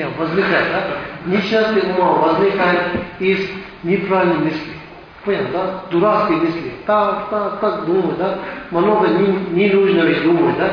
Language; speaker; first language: Russian; non-native, learner; Tibetan